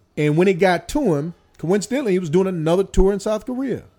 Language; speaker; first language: English; early bilingual, other home language; Korean